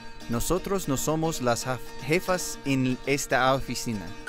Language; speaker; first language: Spanish; non-native, learner; English